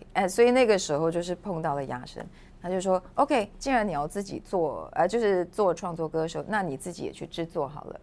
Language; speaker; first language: Chinese; non-native, local second language; English